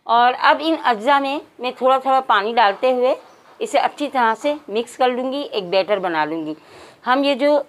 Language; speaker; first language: Urdu; native; Urdu